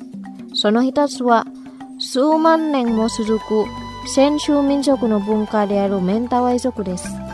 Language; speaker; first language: Japanese; non-native, fluent; Indonesian